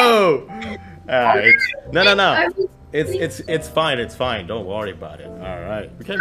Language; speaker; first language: English; non-native, fluent; Indonesian